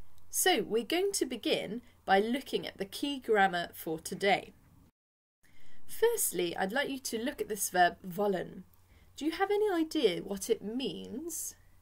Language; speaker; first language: English; native; English